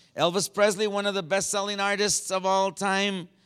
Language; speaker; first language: English; native; English